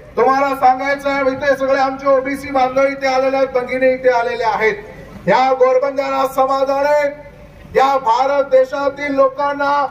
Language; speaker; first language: Marathi; non-native, local second language; Lambadi